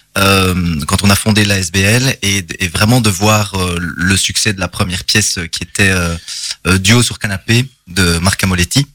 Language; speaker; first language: French; native; French